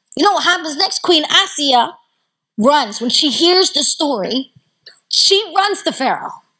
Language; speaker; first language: English; native; English